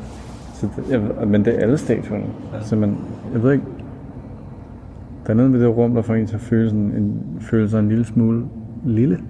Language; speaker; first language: Danish; native; Danish